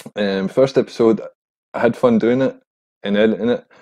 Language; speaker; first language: English; native; English